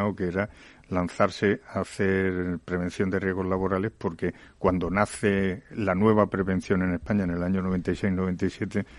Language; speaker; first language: Spanish; native; Spanish